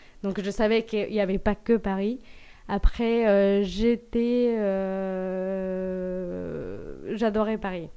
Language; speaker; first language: French; non-native, fluent; Spanish